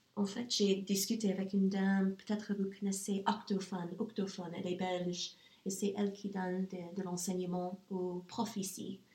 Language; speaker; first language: French; non-native, fluent; English